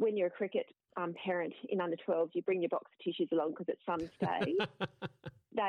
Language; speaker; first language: English; native; English